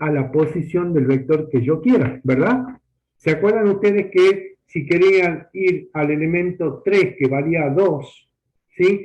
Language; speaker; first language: Spanish; native; Spanish